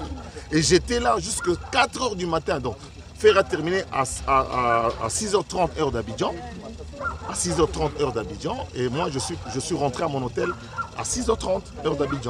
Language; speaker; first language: French; non-native, local second language; Lingala